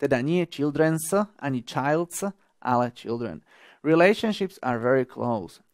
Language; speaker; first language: English; non-native, fluent; Slovak